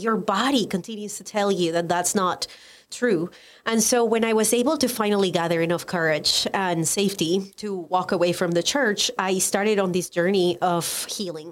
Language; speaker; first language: English; non-native, fluent; Spanish